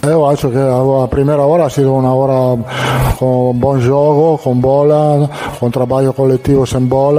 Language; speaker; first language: Portuguese; non-native, learner; Italian